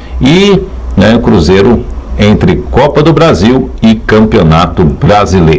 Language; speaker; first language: Portuguese; native; Portuguese